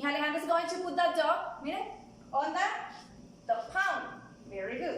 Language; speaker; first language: English; non-native, fluent; Spanish